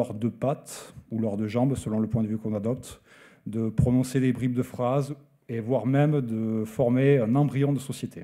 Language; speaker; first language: French; native; French